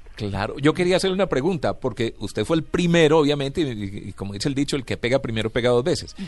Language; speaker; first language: Spanish; native; Spanish